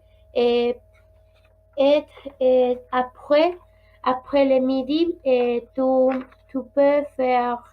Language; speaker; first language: French; non-native, learner; Spanish